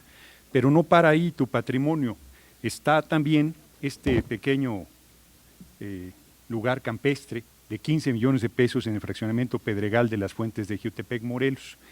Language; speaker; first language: Spanish; native; Spanish